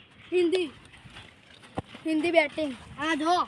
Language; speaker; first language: Hindi; non-native, local second language; Gujarati